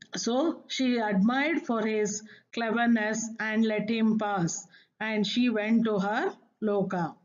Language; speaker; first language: English; non-native, local second language; Kannada